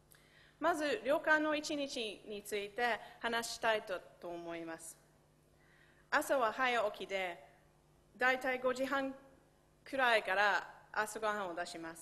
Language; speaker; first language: Japanese; non-native, fluent; English